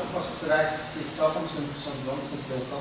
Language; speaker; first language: Portuguese; native; Portuguese